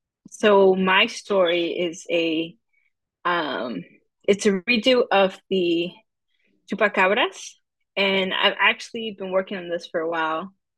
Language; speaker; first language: English; early bilingual, other home language; Spanish